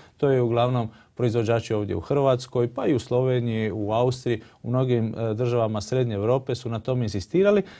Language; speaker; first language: Croatian; early bilingual, heritage; Croatian